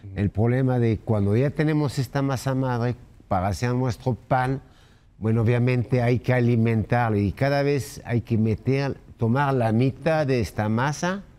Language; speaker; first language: Spanish; non-native, fluent; French